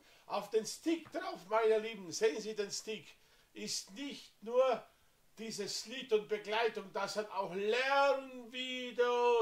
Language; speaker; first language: German; non-native, fluent; Slovenian